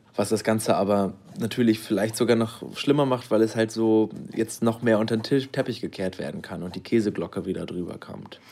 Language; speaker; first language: German; native; German